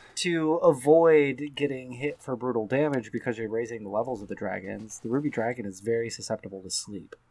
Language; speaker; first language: English; native; English